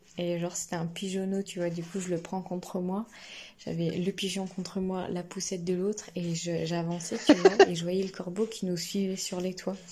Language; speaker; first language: French; native; French